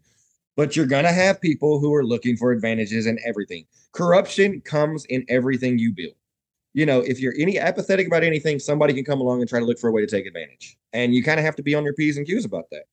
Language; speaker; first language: English; native; English